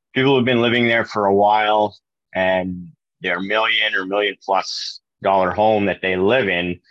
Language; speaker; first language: English; native; English